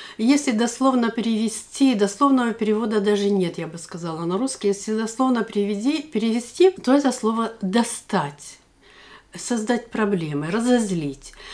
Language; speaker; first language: Russian; native; Russian